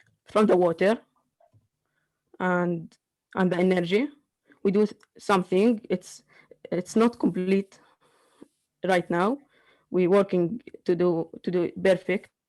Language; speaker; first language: English; non-native, learner; Arabic